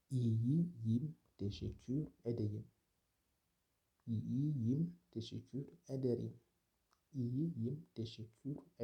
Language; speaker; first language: Turkish; non-native, fluent; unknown